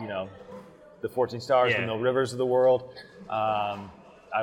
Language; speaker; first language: English; native; English